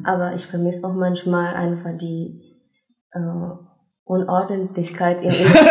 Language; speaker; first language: German; non-native, fluent; Indonesian